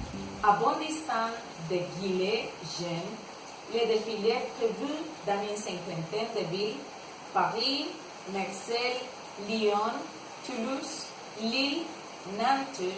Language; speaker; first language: French; non-native, learner; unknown